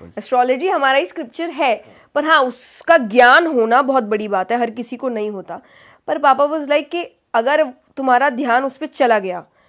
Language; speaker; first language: Hindi; native; Hindi